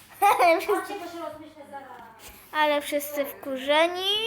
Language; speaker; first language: Polish; native; Polish